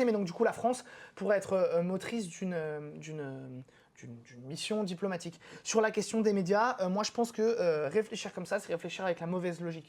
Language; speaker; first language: French; native; French